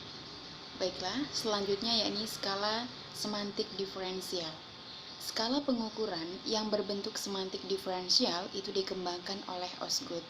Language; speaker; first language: Indonesian; native; Indonesian